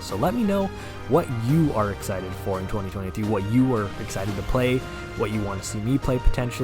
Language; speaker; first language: English; native; English